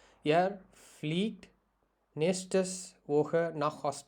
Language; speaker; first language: German; non-native, learner; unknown